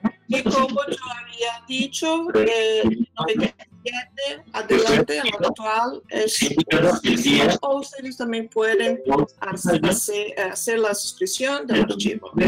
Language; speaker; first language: Spanish; non-native, fluent; Portuguese